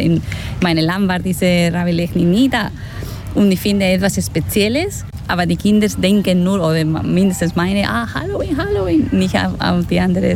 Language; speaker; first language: German; non-native, fluent; Spanish